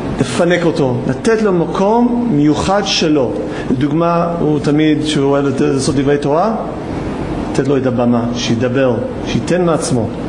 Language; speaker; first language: Hebrew; non-native, fluent; English